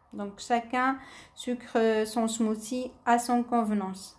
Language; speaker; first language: French; non-native, local second language; Arabic